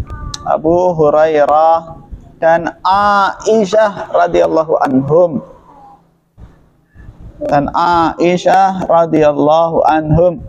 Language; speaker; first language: Indonesian; native; Indonesian